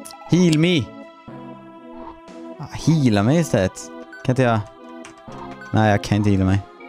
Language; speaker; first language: Swedish; native; Swedish